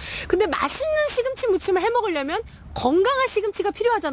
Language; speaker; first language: Korean; native; Korean